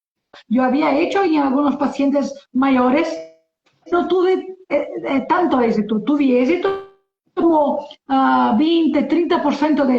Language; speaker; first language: Spanish; non-native, learner; Portuguese